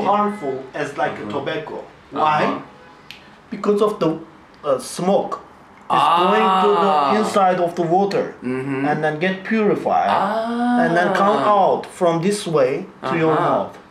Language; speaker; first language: English; non-native, learner; Arabic